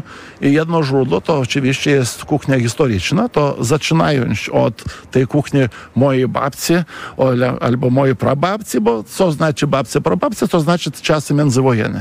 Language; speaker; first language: Polish; non-native, fluent; Lithuanian